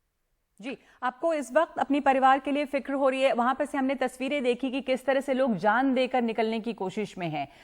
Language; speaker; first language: Hindi; native; Hindi